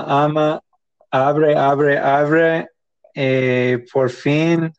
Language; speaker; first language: Spanish; non-native, learner; English